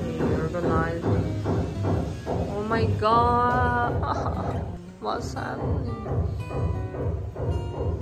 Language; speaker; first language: English; non-native, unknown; Korean